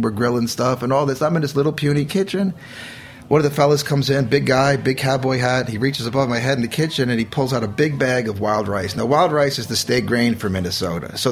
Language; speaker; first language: English; native; English